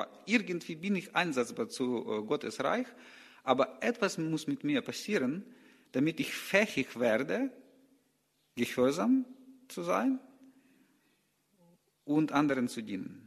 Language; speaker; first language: German; non-native, learner; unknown